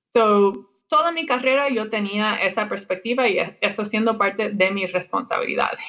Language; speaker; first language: Spanish; non-native, fluent; English